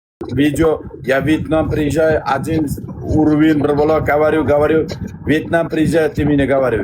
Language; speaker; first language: Russian; non-native, learner; Uzbek